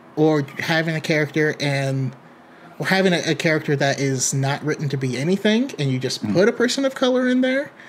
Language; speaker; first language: English; native; English